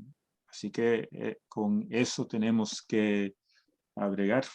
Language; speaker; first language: Spanish; early bilingual, heritage; Spanish